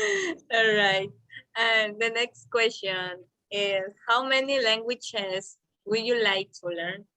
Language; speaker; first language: English; non-native, learner; Spanish